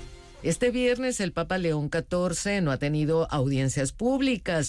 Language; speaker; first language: Spanish; native; Spanish